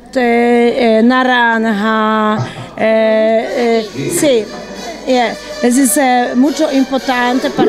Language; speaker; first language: Spanish; non-native, learner; Polish